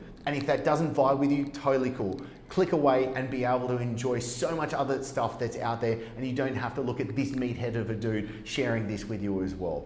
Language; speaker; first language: English; native; English